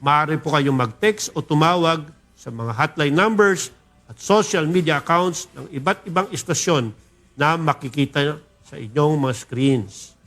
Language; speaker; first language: Filipino; native; Filipino